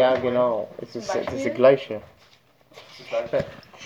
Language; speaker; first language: German; non-native, learner; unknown